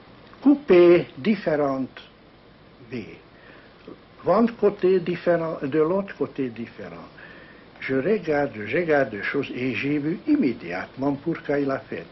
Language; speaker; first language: French; non-native, learner; Hungarian